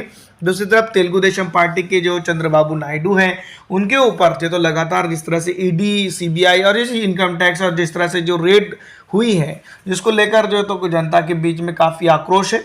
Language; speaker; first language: Hindi; native; Hindi